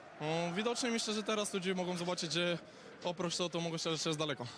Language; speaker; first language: Polish; non-native, learner; Bulgarian